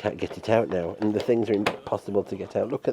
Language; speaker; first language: English; native; English